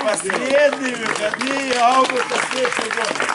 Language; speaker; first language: Russian; non-native, fluent; Lithuanian